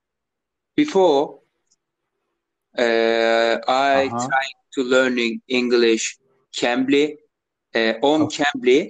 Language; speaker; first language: English; non-native, learner; Turkish